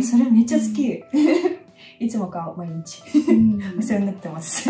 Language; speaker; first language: Japanese; non-native, fluent; Russian